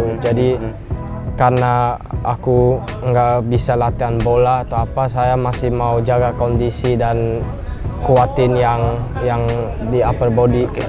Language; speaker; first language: Indonesian; early bilingual, heritage; English